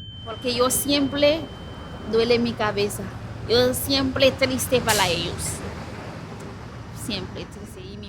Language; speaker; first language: Spanish; non-native, local second language; Haitian Creole